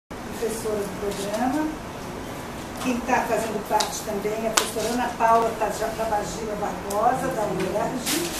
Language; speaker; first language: Portuguese; native; Portuguese